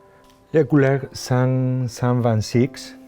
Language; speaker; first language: French; non-native, fluent; Spanish